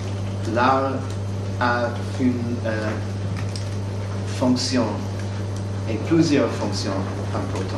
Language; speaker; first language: French; non-native, fluent; English